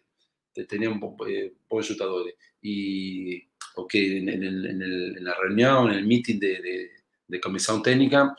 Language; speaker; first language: Portuguese; non-native, learner; Spanish